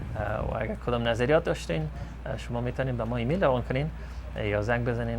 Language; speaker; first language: Persian; native; Persian